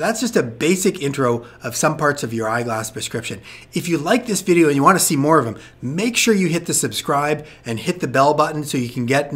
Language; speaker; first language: English; native; English